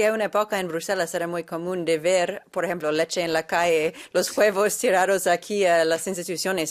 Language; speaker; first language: Spanish; non-native, fluent; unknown